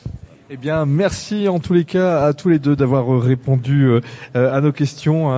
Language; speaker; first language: French; native; French